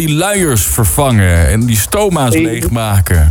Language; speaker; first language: Dutch; native; Dutch